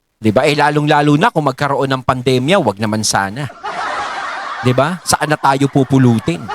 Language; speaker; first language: Filipino; native; Filipino